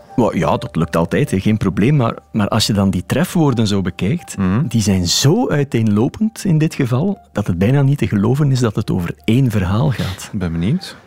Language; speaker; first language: Dutch; native; Dutch